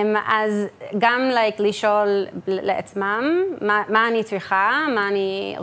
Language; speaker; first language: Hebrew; early bilingual, heritage; English